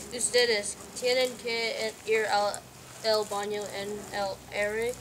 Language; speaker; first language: Spanish; non-native, learner; English